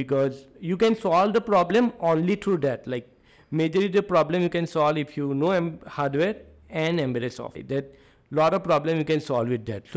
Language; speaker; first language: English; non-native, local second language; Gujarati